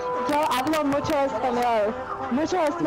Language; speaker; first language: Spanish; non-native, learner; English